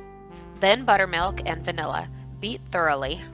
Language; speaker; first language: English; native; English